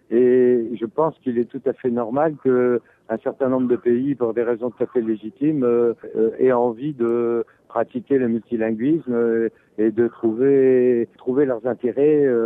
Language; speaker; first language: French; native; French